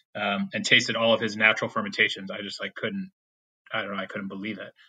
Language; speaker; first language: English; native; English